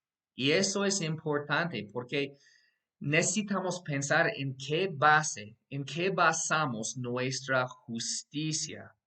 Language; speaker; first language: Spanish; non-native, fluent; English